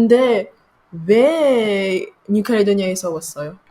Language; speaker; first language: Korean; non-native, learner; French